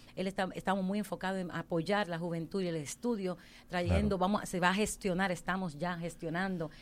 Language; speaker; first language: Spanish; native; Spanish